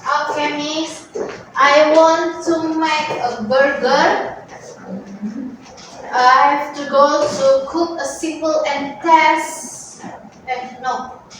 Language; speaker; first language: English; non-native, learner; Indonesian